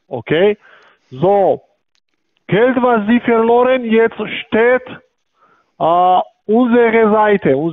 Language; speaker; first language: German; non-native, learner; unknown